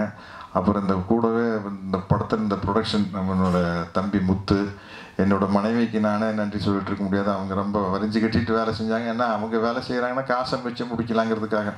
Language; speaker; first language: Tamil; native; Tamil